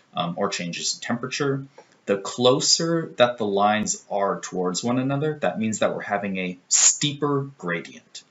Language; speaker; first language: English; native; English